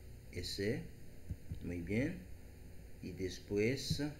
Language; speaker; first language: Spanish; non-native, learner; Haitian Creole